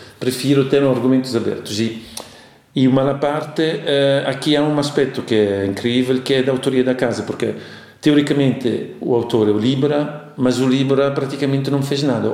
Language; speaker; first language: Portuguese; non-native, fluent; Italian